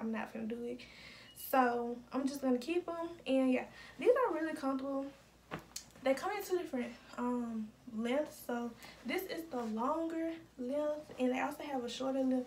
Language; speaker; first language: English; native; English